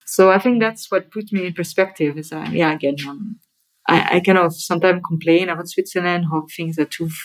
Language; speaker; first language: English; non-native, fluent; French